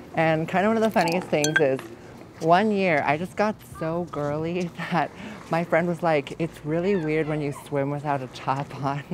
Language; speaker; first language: English; early bilingual, other home language; Japanese